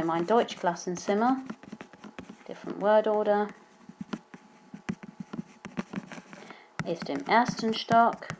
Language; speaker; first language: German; non-native, fluent; English